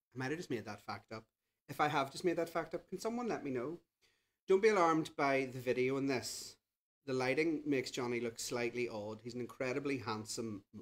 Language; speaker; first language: English; native; English